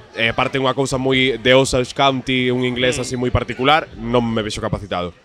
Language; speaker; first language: Galician; non-native, local second language; Spanish